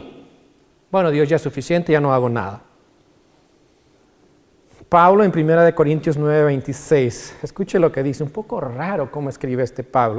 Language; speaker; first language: Spanish; native; Spanish